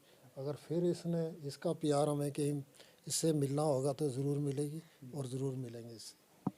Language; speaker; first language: Hindi; native; Hindi